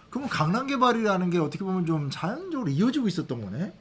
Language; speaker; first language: Korean; native; Korean